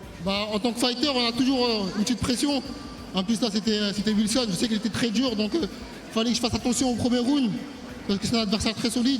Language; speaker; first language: French; native; French